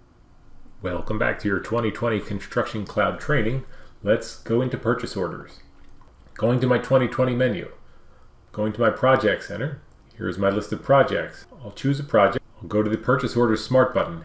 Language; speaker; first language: English; native; English